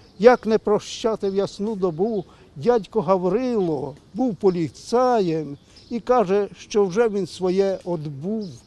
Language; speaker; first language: Ukrainian; native; Ukrainian